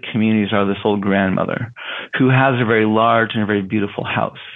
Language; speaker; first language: English; native; English